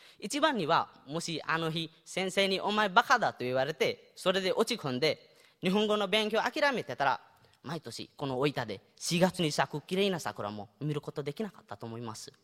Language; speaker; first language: Japanese; non-native, fluent; Nepali